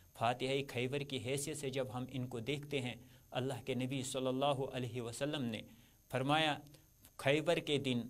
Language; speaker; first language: Urdu; non-native, local second language; Kashmiri